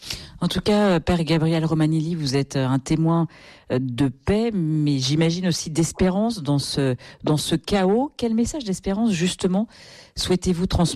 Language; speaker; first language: French; native; French